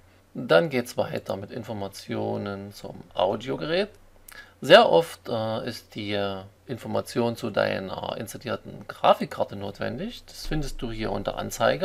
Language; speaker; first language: German; native; German